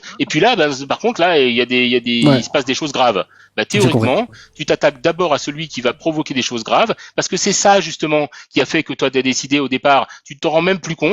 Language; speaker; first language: French; native; French